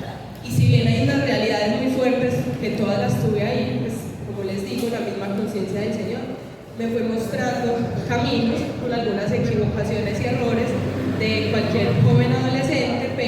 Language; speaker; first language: Spanish; native; Spanish